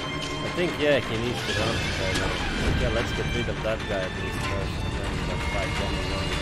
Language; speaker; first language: English; non-native, fluent; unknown